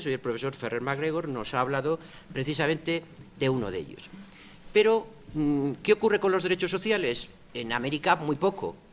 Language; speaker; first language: Spanish; native; Spanish